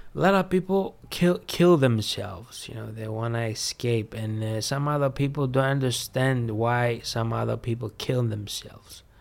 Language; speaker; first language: English; non-native, fluent; Greek